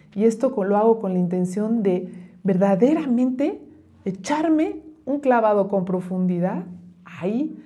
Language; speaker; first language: Spanish; native; Spanish